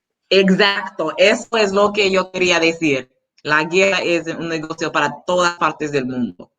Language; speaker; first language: Spanish; non-native, learner; English